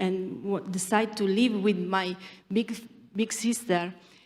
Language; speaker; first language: English; non-native, learner; Italian